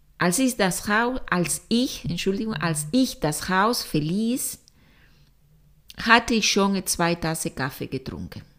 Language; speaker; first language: German; non-native, fluent; Spanish